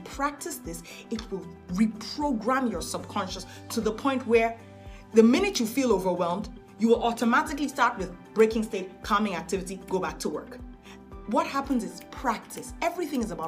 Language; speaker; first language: English; native; English